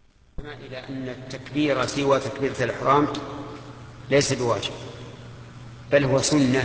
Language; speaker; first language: Arabic; native; Arabic